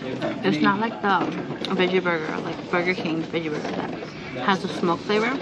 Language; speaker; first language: English; non-native, learner; Thai